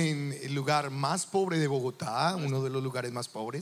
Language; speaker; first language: Spanish; non-native, fluent; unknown